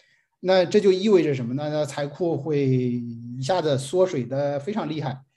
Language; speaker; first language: Chinese; native; Chinese